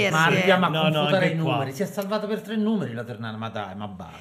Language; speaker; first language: Italian; native; Italian